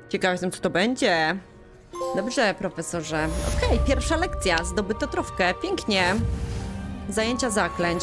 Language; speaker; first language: Polish; native; Polish